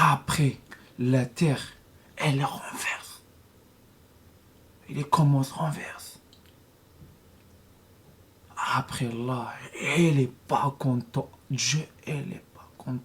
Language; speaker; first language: French; non-native, learner; Arabic